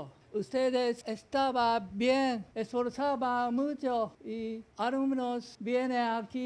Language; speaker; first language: Spanish; non-native, learner; Japanese